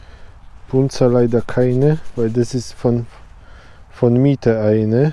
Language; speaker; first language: German; non-native, learner; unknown